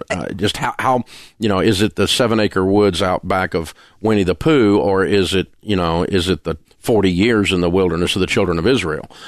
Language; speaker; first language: English; native; English